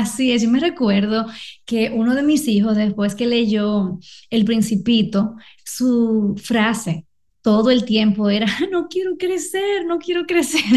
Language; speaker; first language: Spanish; native; Spanish